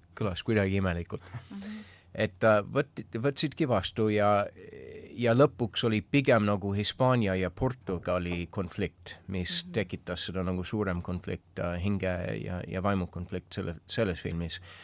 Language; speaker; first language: Estonian; non-native, fluent; English